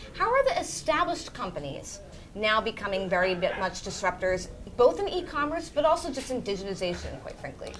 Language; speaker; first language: English; native; English